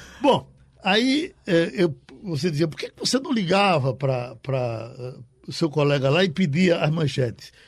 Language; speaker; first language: Portuguese; native; Portuguese